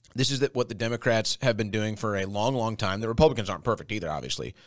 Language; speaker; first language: English; native; English